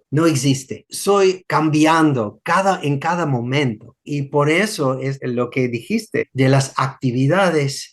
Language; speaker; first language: Spanish; non-native, fluent; English